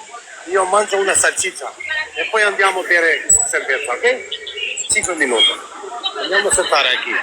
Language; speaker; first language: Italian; non-native, learner; Albanian